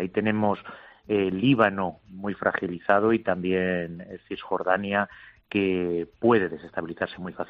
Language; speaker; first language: Spanish; native; Spanish